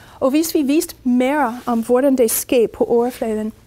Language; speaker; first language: Danish; non-native, fluent; English